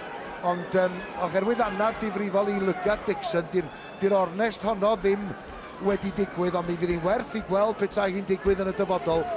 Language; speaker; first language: Welsh; native; Welsh